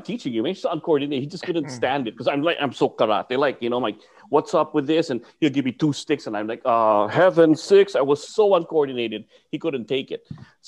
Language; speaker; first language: English; non-native, local second language; Filipino